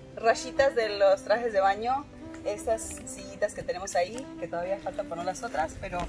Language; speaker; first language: Spanish; native; Spanish